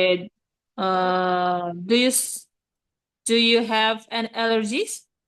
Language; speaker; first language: English; non-native, learner; Indonesian